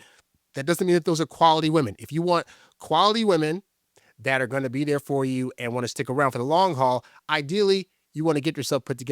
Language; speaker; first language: English; native; English